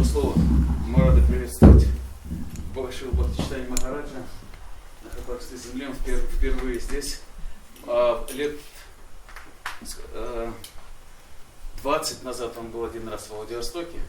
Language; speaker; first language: Russian; native; Russian